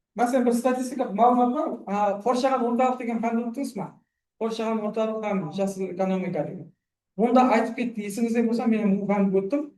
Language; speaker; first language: Uzbek; non-native, local second language; Kara-Kalpak